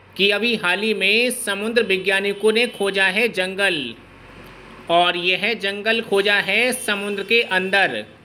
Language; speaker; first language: Hindi; native; Hindi